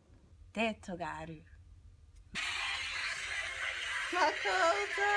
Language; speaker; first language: Japanese; non-native, learner; English